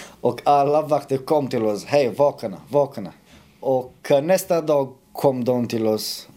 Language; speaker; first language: Swedish; non-native, fluent; Romanian